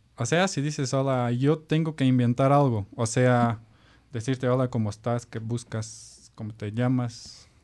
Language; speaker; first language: Spanish; non-native, fluent; Portuguese